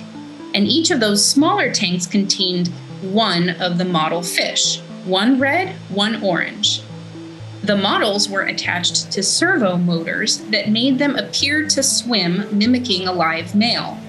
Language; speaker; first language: English; native; English